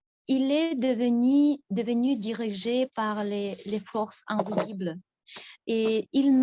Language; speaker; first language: French; non-native, fluent; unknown